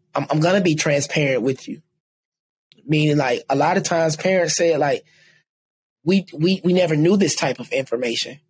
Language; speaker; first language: English; native; English